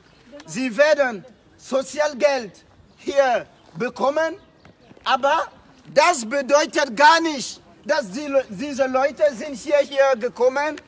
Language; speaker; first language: German; non-native, fluent; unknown